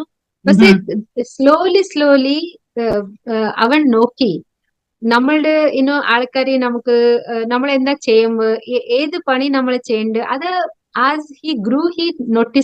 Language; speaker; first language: Malayalam; non-native, local second language; Odia